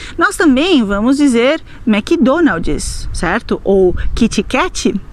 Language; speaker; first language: Portuguese; native; Portuguese